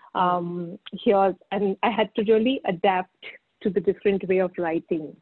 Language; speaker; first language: English; non-native, local second language; Marathi